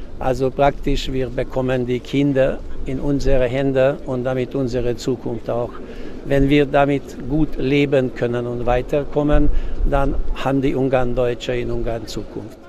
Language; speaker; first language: German; non-native, local second language; Hungarian